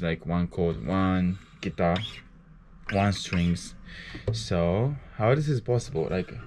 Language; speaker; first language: English; non-native, fluent; Japanese